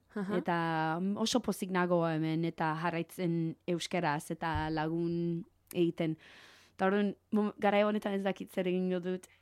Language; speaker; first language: Basque; non-native, learner; English